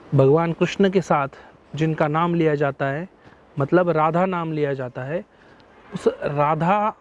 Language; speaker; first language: Hindi; non-native, local second language; Marathi